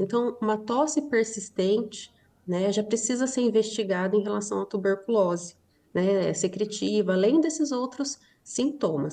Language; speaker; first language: Portuguese; native; Portuguese